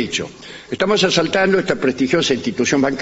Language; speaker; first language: Spanish; native; Spanish